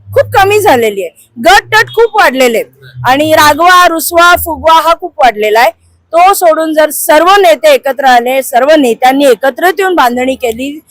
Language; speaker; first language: Marathi; non-native, local second language; Hindi